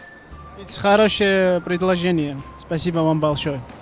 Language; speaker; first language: Russian; non-native, learner; Georgian